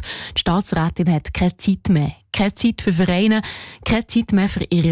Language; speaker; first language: German; native; German